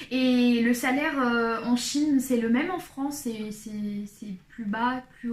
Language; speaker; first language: French; non-native, local second language; Arabic